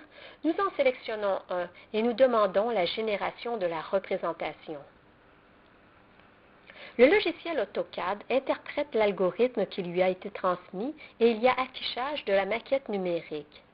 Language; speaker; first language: French; native; French